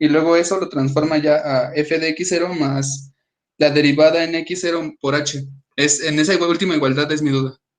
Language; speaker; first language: Spanish; native; Spanish